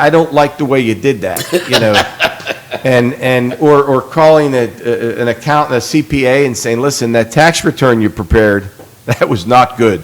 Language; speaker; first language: English; native; English